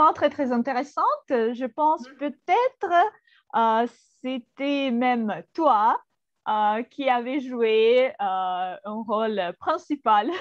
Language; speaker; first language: French; non-native, fluent; Russian